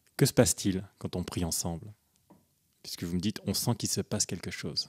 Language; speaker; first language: French; native; French